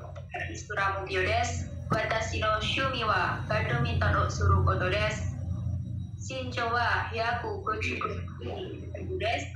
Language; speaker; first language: Japanese; non-native, learner; Indonesian